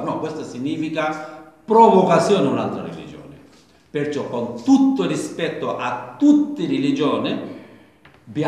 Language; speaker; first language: Italian; non-native, learner; Bangla